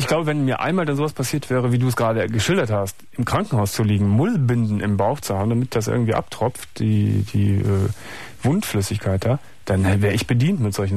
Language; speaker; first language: German; native; German